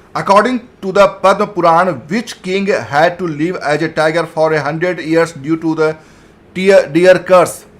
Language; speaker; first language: English; non-native, local second language; Hindi